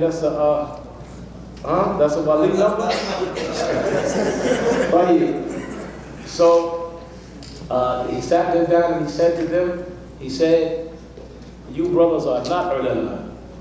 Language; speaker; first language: English; native; English